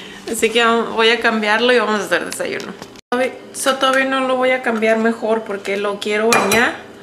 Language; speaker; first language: Spanish; native; Spanish